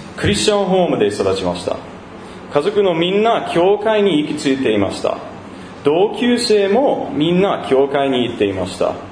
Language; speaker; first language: Japanese; non-native, learner; English